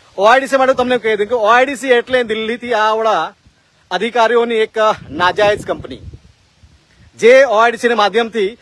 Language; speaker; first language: Gujarati; non-native, local second language; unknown